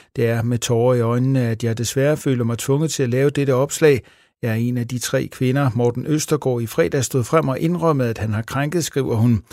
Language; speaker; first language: Danish; native; Danish